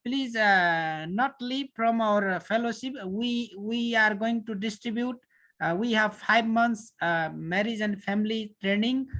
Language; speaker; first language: English; non-native, learner; Nepali